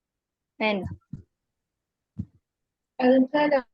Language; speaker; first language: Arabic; non-native, fluent; Urdu